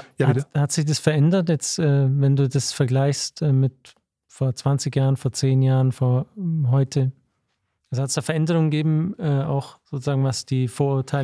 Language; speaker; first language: German; native; German